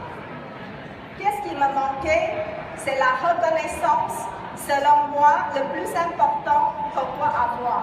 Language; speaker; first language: French; non-native, fluent; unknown